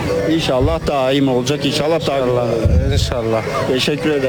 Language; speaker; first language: Turkish; native; Turkish